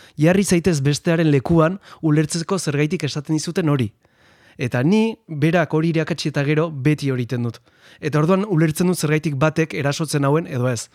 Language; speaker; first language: Basque; non-native, local second language; Spanish